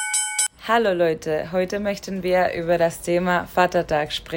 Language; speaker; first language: German; non-native, learner; Spanish